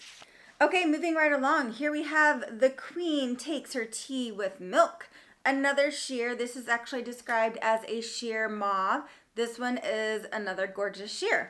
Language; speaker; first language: English; native; English